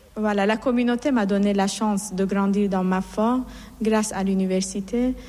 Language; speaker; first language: French; non-native, fluent; Persian